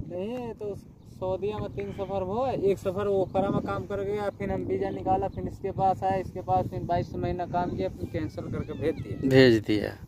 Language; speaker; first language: Hindi; native; Hindi